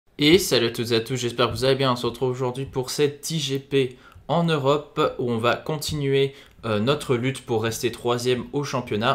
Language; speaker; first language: French; native; French